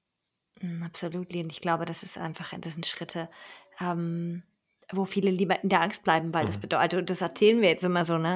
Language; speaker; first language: German; native; German